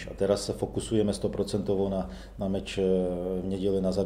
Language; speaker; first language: Polish; non-native, learner; Czech